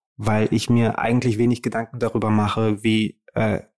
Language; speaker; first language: German; early bilingual, other home language; Romanian